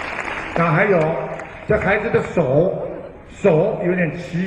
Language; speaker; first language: Chinese; native; Chinese